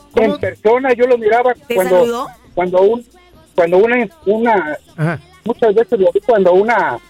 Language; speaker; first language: Spanish; native; Spanish